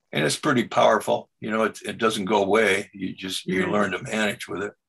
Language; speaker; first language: English; native; English